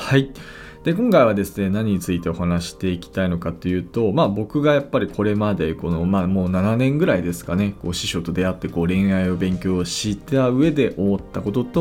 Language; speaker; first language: Japanese; native; Japanese